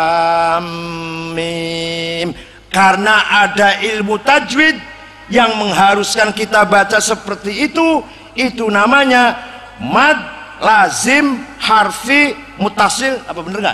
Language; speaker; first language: Indonesian; native; Indonesian